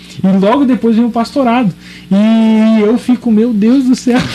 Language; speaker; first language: Portuguese; native; Portuguese